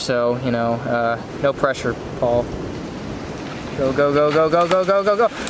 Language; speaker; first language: English; native; English